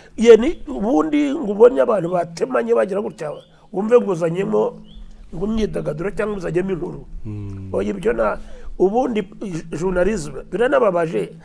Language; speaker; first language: Kinyarwanda; early bilingual, heritage; Kinyarwanda